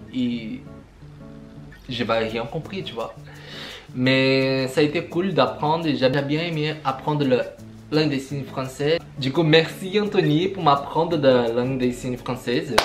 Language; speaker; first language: French; non-native, learner; Portuguese